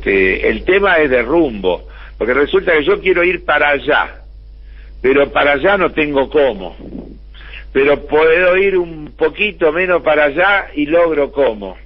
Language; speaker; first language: Spanish; native; Spanish